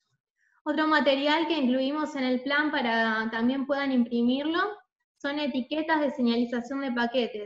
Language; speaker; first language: Spanish; native; Spanish